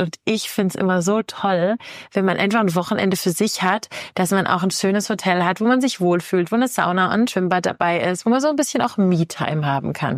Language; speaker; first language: German; native; German